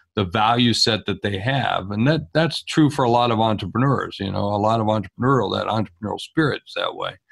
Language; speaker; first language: English; native; English